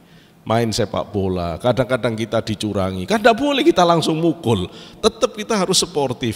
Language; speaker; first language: Indonesian; native; Indonesian